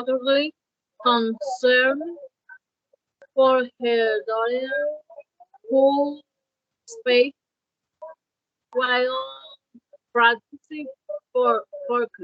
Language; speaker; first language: English; non-native, learner; Spanish